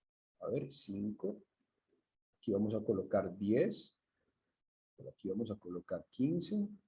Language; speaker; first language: Spanish; native; Spanish